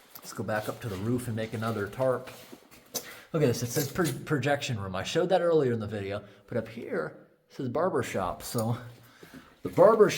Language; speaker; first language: English; native; English